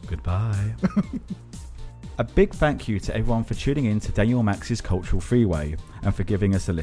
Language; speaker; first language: English; native; English